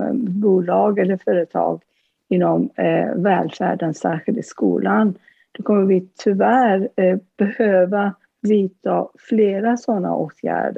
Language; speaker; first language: Swedish; non-native, fluent; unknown